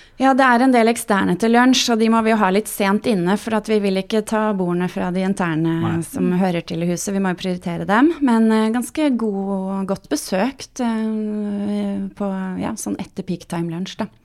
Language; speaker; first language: Norwegian; native; Norwegian